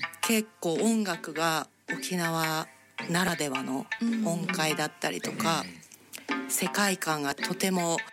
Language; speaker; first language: Japanese; native; Japanese